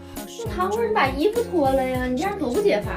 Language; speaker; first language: Chinese; native; Chinese